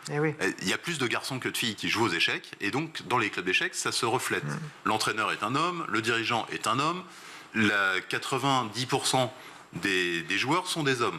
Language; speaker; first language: French; native; French